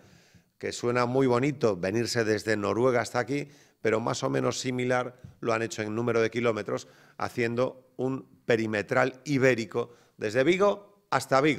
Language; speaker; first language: Spanish; native; Spanish